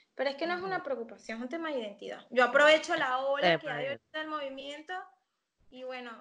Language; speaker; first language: Spanish; native; Spanish